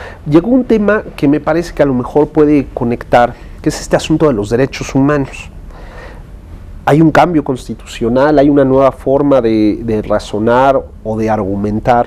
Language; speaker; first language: Spanish; native; Spanish